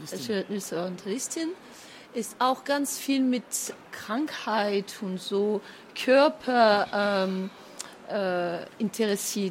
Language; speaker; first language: German; non-native, fluent; French